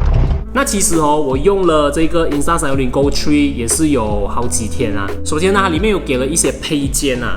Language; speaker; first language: Chinese; native; Chinese